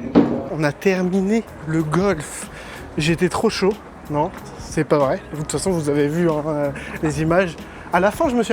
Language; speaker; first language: French; native; French